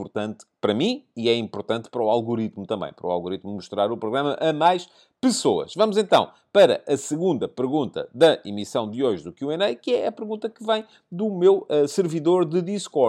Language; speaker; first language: Portuguese; native; Portuguese